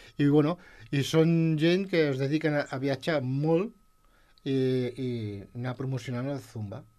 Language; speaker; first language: Catalan; non-native, local second language; Spanish